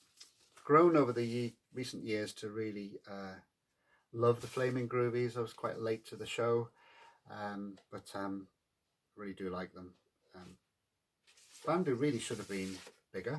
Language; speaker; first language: English; native; English